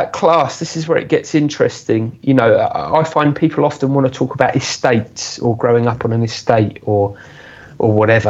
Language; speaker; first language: English; native; English